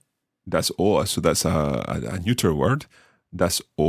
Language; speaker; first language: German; non-native, learner; English